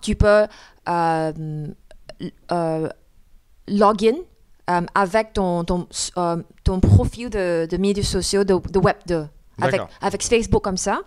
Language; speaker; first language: French; non-native, fluent; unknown